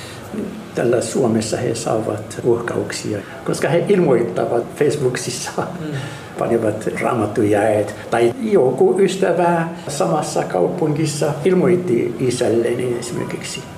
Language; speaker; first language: Finnish; non-native, learner; Arabic